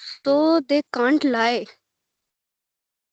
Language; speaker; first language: English; non-native, learner; Hindi